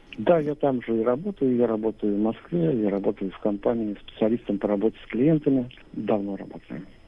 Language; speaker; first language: Russian; native; Russian